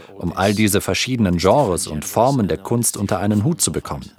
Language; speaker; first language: German; non-native, fluent; Spanish